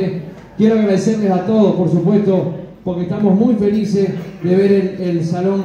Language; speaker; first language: Spanish; native; Spanish